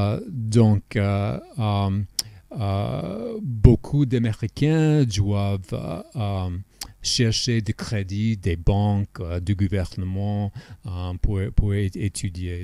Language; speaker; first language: French; non-native, fluent; English